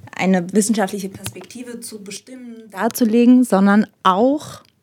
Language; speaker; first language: German; non-native, fluent; Ukrainian